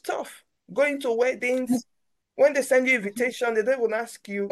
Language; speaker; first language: English; non-native, local second language; Krio